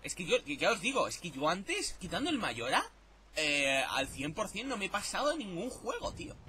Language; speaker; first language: Spanish; native; Spanish